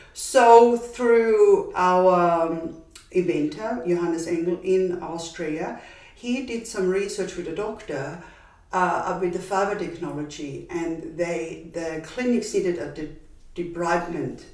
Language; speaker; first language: English; non-native, fluent; German